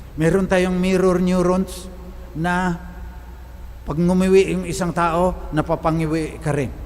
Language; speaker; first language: Filipino; non-native, local second language; Cebuano